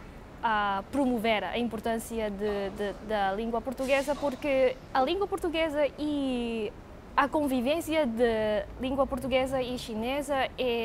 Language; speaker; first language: Portuguese; non-native, fluent; Cantonese